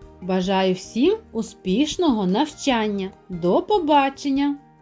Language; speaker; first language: Ukrainian; native; Ukrainian